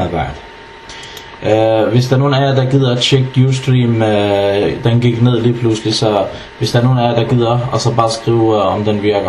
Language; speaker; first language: Danish; non-native, fluent; Arabic